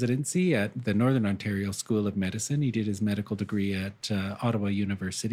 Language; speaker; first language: English; native; English